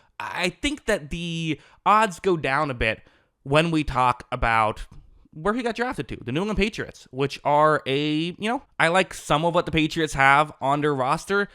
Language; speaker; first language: English; native; English